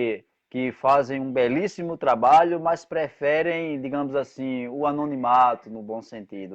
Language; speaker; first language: Portuguese; native; Portuguese